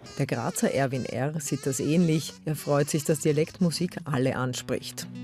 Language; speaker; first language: German; native; German